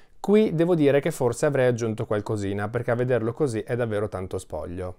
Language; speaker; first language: Italian; native; Italian